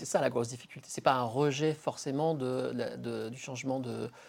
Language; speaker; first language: French; native; French